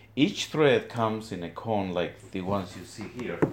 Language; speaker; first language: English; non-native, fluent; Spanish